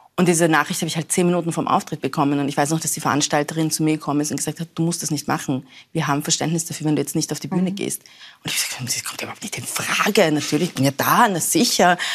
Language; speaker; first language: German; early bilingual, other home language; Persian